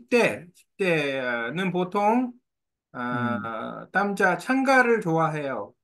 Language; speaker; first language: Korean; native; Korean